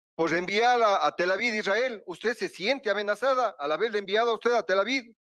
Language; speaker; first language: Spanish; native; Spanish